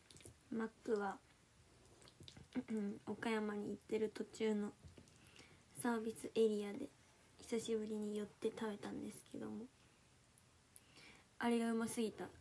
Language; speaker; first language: Japanese; native; Japanese